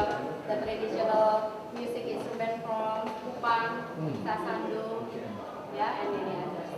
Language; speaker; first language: English; non-native, local second language; Indonesian